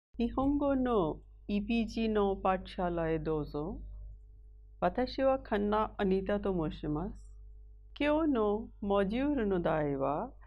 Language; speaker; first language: Japanese; non-native, fluent; Hindi